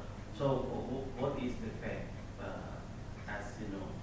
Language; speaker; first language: English; non-native, learner; Indonesian